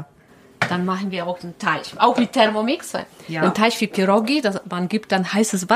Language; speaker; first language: German; non-native, learner; Polish